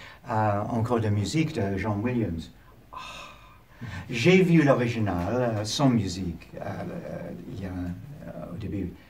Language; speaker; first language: French; non-native, learner; English